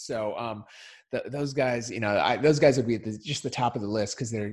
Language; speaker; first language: English; native; English